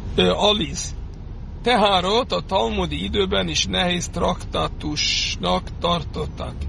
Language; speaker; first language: Hungarian; non-native, fluent; Yiddish